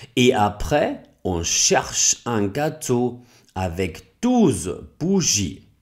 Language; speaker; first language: French; non-native, fluent; German